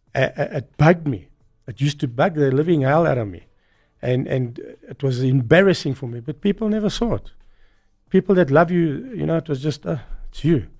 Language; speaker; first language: English; native; English